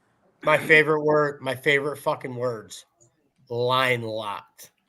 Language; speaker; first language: English; native; English